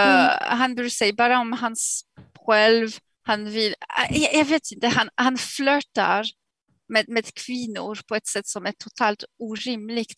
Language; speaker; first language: Swedish; non-native, fluent; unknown